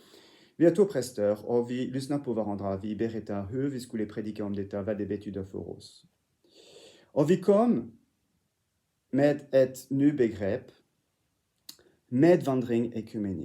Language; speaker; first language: Swedish; non-native, fluent; French